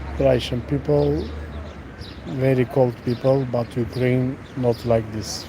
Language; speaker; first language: English; non-native, learner; Turkish